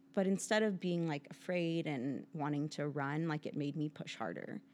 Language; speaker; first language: English; native; English